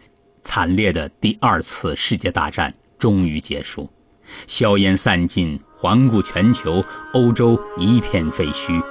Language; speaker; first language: Chinese; native; Chinese